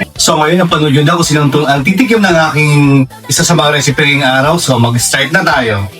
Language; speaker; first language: Filipino; non-native, local second language; Pampanga